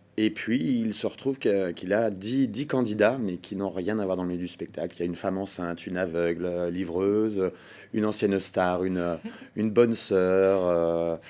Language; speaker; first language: French; native; French